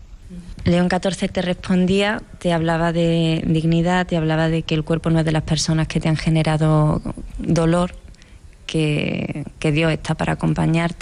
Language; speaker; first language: Spanish; native; Spanish